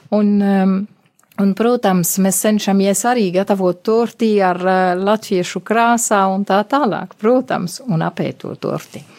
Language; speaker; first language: Latvian; non-native, fluent; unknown